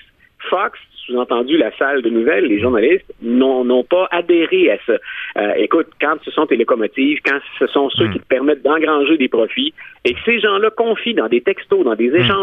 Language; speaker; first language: French; native; French